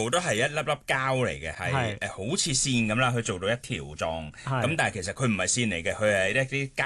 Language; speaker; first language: Cantonese; native; Cantonese